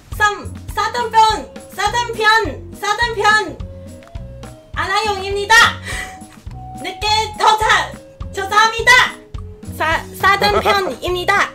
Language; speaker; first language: Korean; non-native, learner; Cantonese